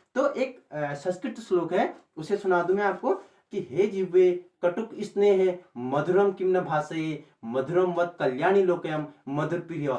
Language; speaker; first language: Hindi; native; Hindi